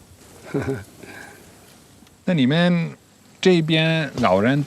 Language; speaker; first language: Chinese; non-native, fluent; Dutch